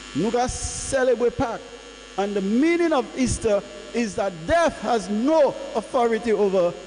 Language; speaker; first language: English; non-native, local second language; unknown